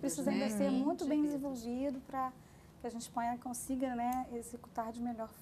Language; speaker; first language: Portuguese; native; Portuguese